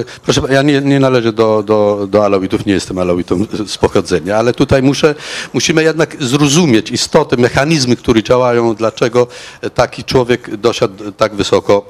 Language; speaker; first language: Polish; non-native, fluent; Arabic